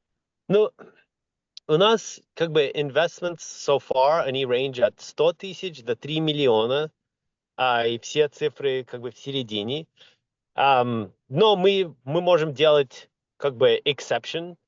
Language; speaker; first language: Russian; early bilingual, heritage; Russian